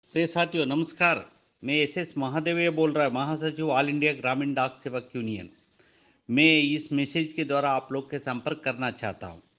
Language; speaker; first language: Hindi; non-native, local second language; Kannada